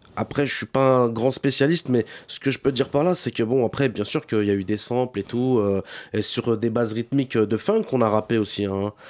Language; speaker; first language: French; native; French